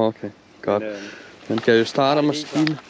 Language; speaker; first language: Danish; non-native, learner; Lithuanian